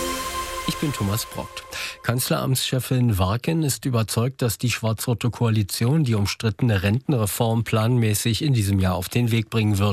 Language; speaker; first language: German; native; German